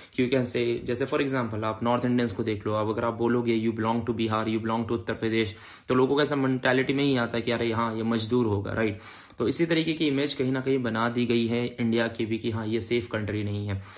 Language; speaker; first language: Hindi; native; Hindi